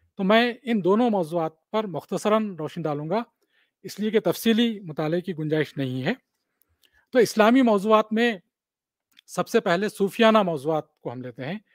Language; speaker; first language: Hindi; non-native, local second language; Urdu